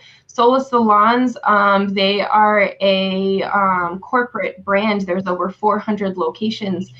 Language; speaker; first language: English; native; English